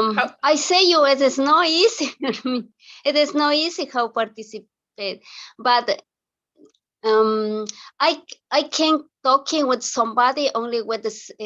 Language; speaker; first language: English; non-native, learner; Spanish